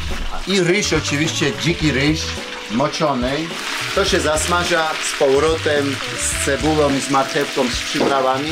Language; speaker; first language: Polish; non-native, fluent; Georgian